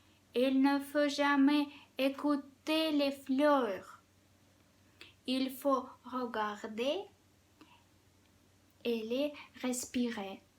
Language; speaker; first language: French; non-native, fluent; Russian